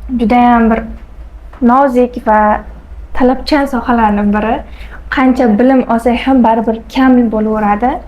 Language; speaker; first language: Uzbek; non-native, local second language; Kara-Kalpak